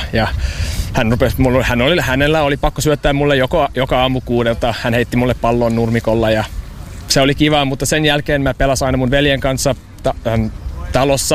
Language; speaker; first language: Finnish; non-native, learner; English